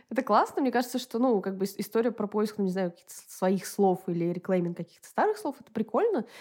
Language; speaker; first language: Russian; native; Russian